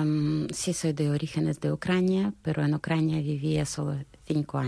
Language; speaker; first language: Spanish; non-native, fluent; Russian